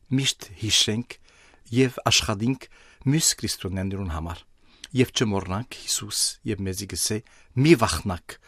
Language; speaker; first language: Armenian; early bilingual, heritage; Armenian